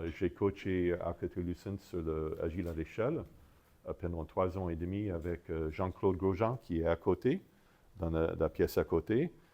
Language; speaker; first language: French; non-native, fluent; English